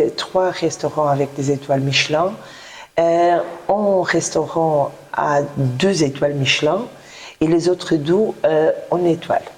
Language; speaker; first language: French; non-native, fluent; Portuguese